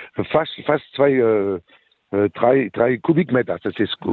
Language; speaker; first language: German; non-native, learner; French